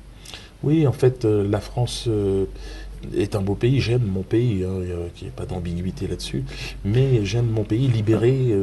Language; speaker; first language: French; native; French